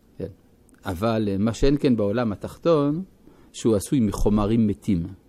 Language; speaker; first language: Hebrew; non-native, fluent; French